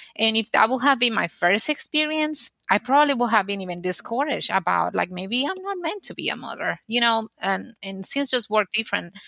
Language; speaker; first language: English; non-native, fluent; Spanish